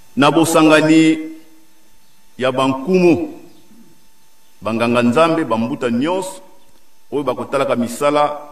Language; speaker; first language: Lingala; non-native, local second language; Kongo